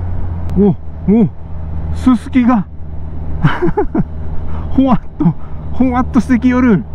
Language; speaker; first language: Japanese; native; Japanese